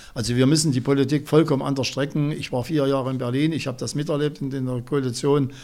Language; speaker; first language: German; native; German